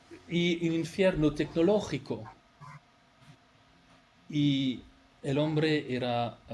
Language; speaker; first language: Spanish; non-native, fluent; French